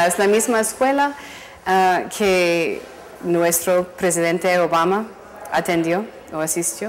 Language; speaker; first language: Spanish; non-native, fluent; English